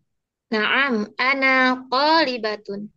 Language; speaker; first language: Arabic; non-native, learner; Indonesian